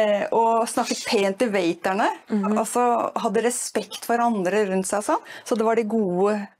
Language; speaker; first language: Norwegian; native; Norwegian